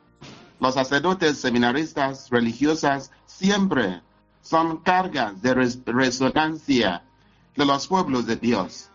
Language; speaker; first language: Spanish; non-native, fluent; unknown